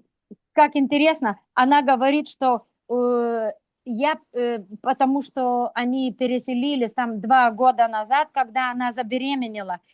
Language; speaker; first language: Russian; non-native, local second language; Lithuanian